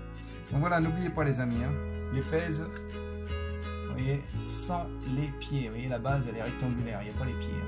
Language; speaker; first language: French; native; French